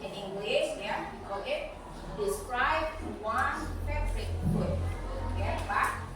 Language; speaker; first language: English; non-native, learner; Indonesian